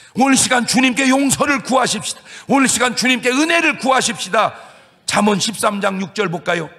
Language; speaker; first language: Korean; native; Korean